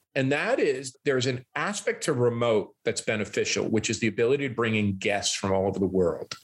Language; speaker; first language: English; native; English